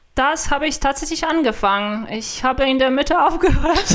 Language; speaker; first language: German; non-native, fluent; Polish